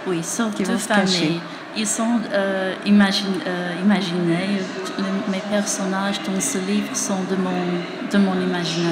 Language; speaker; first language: French; non-native, fluent; English